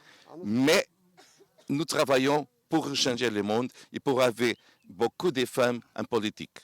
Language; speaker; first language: French; non-native, fluent; Portuguese